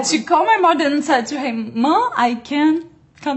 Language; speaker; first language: English; non-native, learner; Portuguese